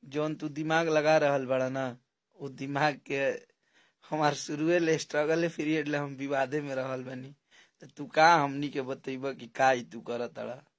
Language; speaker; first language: Hindi; native; Hindi